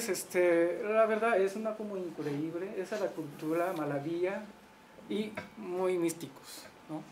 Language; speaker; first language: Spanish; non-native, learner; Japanese